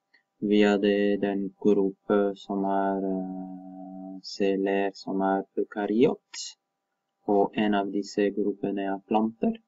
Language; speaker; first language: Norwegian; non-native, fluent; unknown